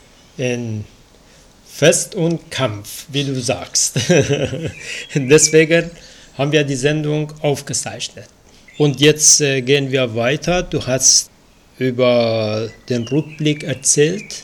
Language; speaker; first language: German; non-native, fluent; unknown